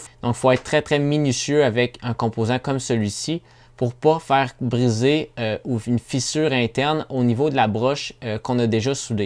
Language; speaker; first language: French; native; French